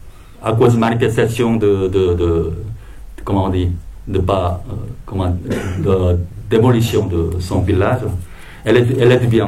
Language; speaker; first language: French; non-native, fluent; Korean